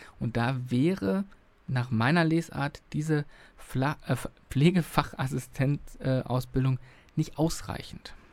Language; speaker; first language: German; native; German